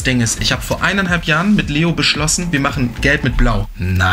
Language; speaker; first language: German; native; German